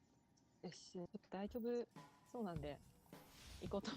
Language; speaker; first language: Japanese; native; Japanese